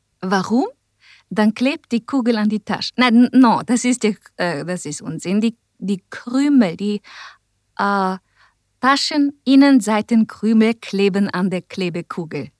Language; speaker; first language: German; non-native, learner; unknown